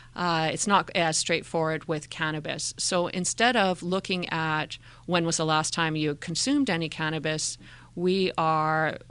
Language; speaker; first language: English; native; English